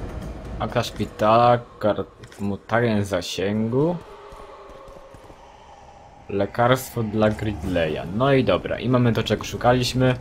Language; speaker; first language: Polish; native; Polish